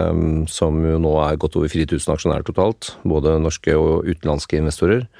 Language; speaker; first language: Norwegian; native; Norwegian